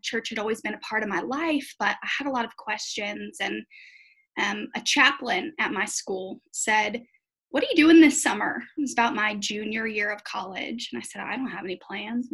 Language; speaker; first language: English; native; English